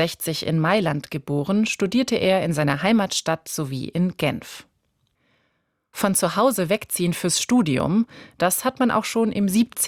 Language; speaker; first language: German; native; German